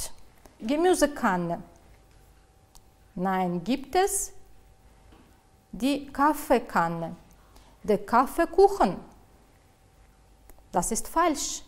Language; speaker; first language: German; non-native, fluent; Uzbek